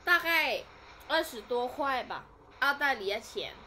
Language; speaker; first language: Chinese; non-native, learner; Indonesian